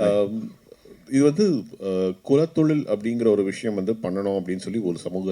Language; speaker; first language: Tamil; native; Tamil